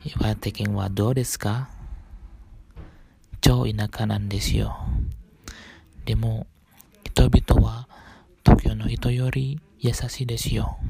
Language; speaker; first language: Japanese; non-native, fluent; Indonesian